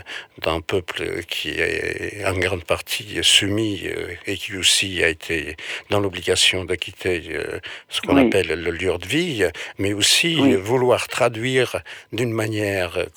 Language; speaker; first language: French; non-native, fluent; Portuguese